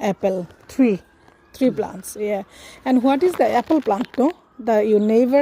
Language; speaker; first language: English; non-native, learner; Bangla